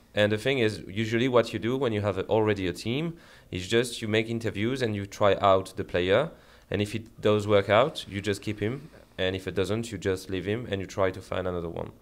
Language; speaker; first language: English; non-native, fluent; French